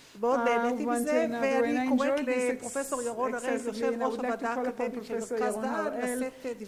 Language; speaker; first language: Hebrew; native; Hebrew